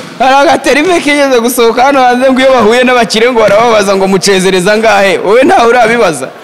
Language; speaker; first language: Kinyarwanda; native; Kinyarwanda